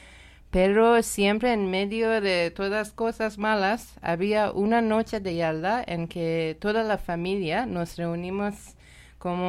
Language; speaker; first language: Spanish; non-native, learner; Persian